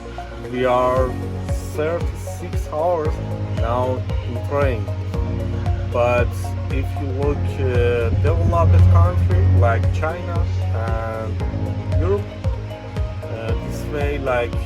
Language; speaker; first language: English; non-native, learner; Persian